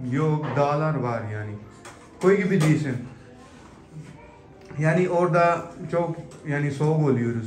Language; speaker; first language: Turkish; non-native, learner; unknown